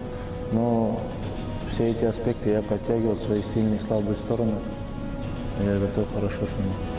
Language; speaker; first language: Russian; non-native, local second language; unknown